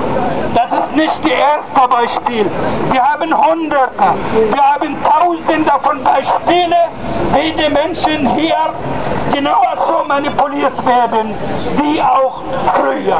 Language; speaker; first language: German; non-native, fluent; Arabic